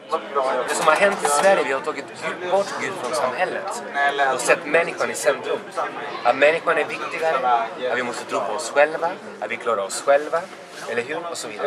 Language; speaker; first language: Swedish; non-native, fluent; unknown